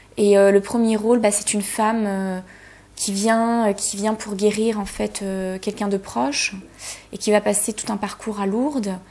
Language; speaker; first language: French; early bilingual, other home language; Polish